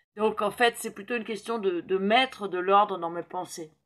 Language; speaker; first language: French; native; French